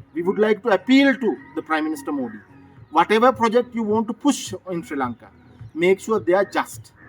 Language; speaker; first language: English; non-native, local second language; Sinhala